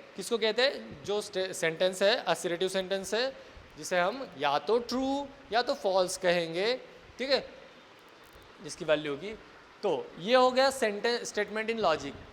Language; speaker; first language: Hindi; non-native, local second language; Marathi